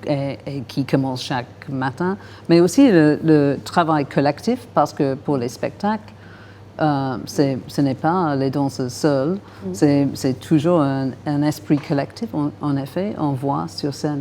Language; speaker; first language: French; non-native, fluent; English